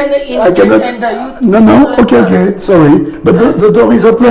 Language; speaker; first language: English; non-native, learner; French